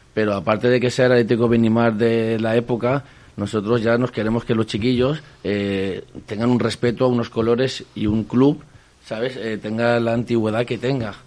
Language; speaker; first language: Spanish; native; Spanish